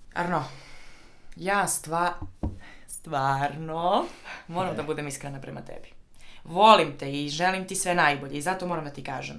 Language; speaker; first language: Bosnian; native; Bosnian